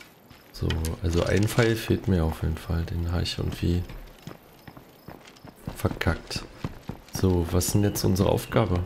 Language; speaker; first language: German; native; German